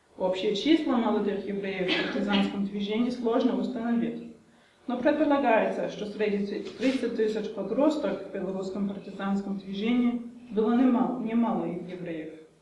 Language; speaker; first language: Russian; non-native, fluent; German